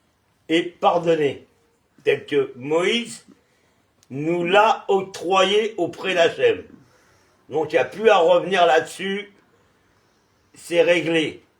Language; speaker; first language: French; native; French